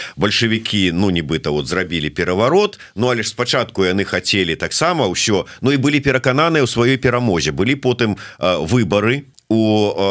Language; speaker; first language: Belarusian; native; Belarusian